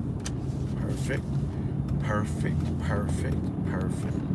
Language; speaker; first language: English; native; English